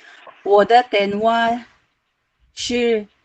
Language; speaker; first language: Chinese; non-native, learner; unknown